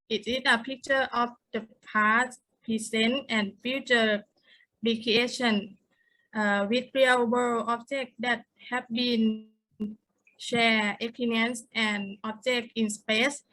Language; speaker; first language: English; non-native, learner; Thai